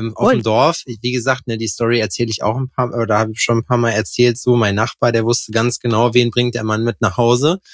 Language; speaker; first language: German; native; German